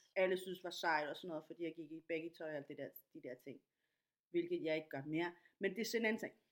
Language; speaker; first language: Danish; non-native, fluent; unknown